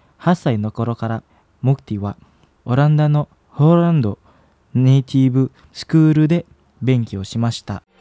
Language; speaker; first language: Japanese; non-native, fluent; Indonesian